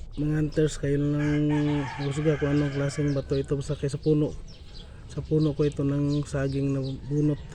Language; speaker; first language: Filipino; non-native, local second language; Cebuano